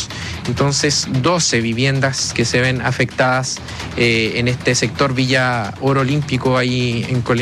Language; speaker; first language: Spanish; native; Spanish